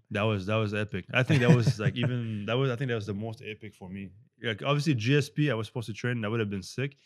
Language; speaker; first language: English; non-native, fluent; French